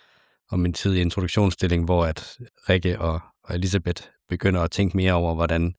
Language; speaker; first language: Danish; native; Danish